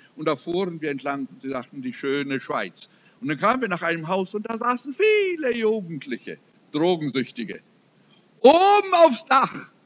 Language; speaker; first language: German; early bilingual, heritage; German